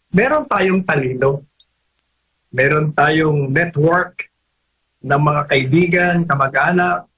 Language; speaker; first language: Filipino; native; Filipino